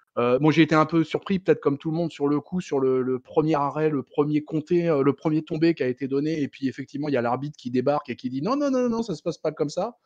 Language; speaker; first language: French; native; French